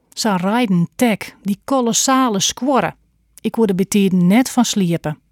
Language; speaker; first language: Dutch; native; Dutch